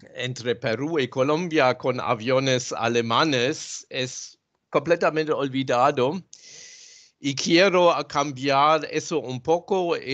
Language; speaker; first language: Spanish; non-native, fluent; German